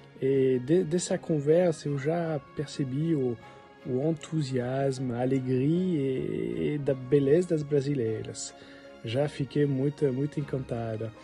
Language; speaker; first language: Portuguese; non-native, fluent; French